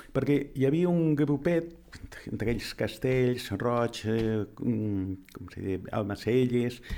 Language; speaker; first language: Catalan; native; Catalan